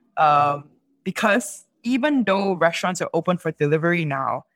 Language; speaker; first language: English; native; English